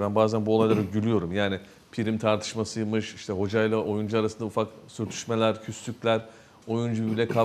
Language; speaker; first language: Turkish; native; Turkish